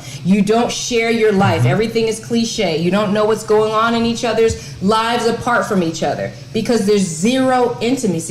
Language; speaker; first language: English; native; English